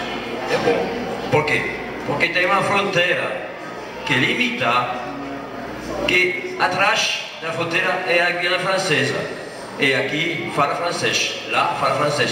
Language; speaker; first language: Portuguese; non-native, learner; French